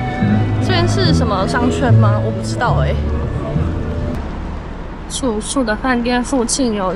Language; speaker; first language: Chinese; native; Chinese